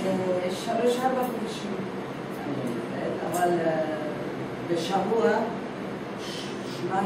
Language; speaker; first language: Hebrew; non-native, learner; Turkish